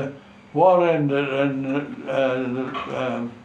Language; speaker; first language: English; native; English